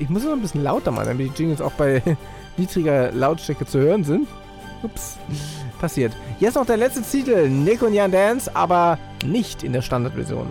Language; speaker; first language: German; native; German